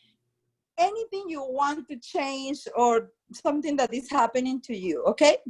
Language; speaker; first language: English; non-native, fluent; Spanish